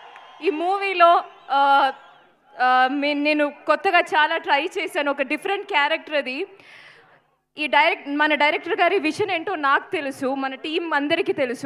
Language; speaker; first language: Telugu; non-native, fluent; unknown